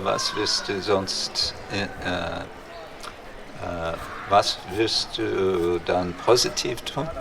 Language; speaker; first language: German; non-native, fluent; English